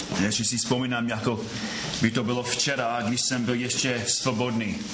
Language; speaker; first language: Czech; non-native, fluent; English